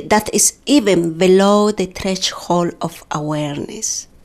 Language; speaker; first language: English; non-native, fluent; Quechua